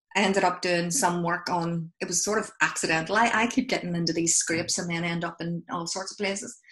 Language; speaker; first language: English; native; English